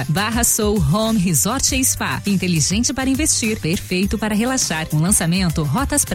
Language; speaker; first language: Portuguese; native; Portuguese